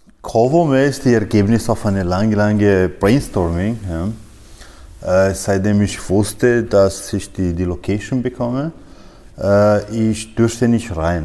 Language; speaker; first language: German; non-native, fluent; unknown